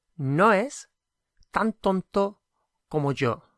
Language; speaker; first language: English; native; English